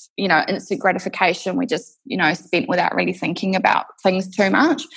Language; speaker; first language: English; native; English